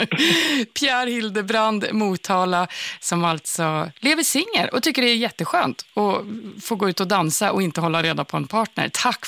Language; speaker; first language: Swedish; native; Swedish